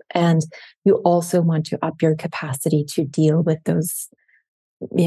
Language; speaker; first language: English; non-native, fluent; German